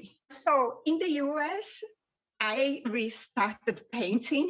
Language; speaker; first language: English; non-native, fluent; Portuguese